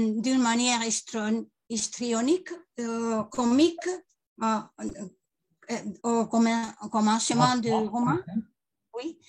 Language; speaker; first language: French; non-native, learner; Spanish